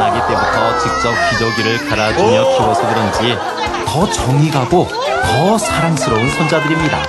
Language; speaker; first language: Korean; native; Korean